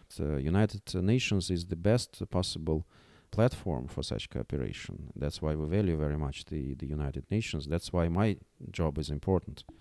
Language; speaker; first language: English; non-native, fluent; Russian